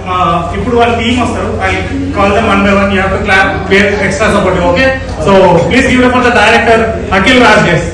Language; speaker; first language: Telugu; native; Telugu